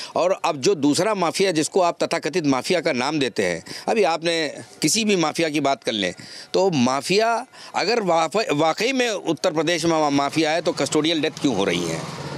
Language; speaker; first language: Hindi; native; Hindi